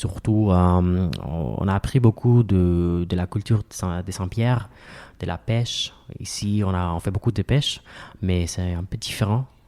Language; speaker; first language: French; non-native, fluent; Spanish